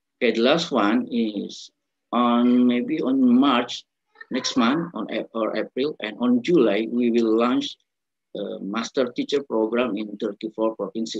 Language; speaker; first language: English; non-native, learner; Indonesian